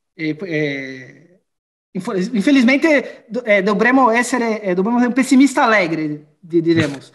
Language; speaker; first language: Portuguese; native; Portuguese